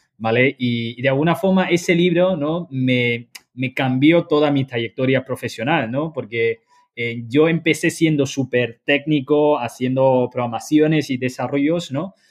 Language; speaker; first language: Spanish; non-native, fluent; Chinese